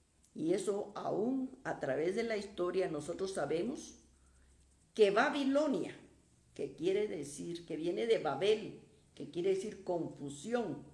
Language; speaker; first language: Spanish; native; Spanish